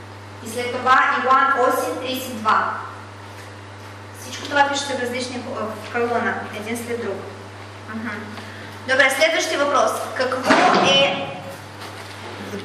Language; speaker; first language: Bulgarian; non-native, learner; Russian